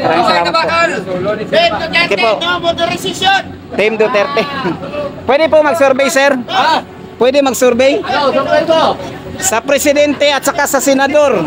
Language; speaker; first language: Filipino; non-native, local second language; Cebuano